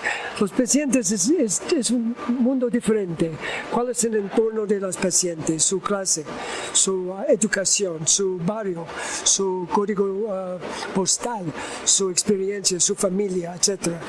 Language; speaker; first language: Spanish; non-native, learner; English